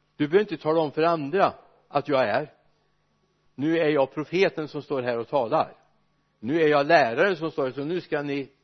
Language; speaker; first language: Swedish; native; Swedish